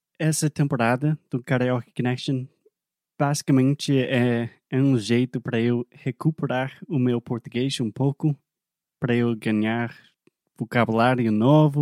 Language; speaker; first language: Portuguese; non-native, fluent; English